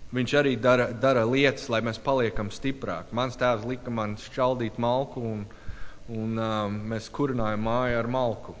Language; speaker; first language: Latvian; non-native, learner; English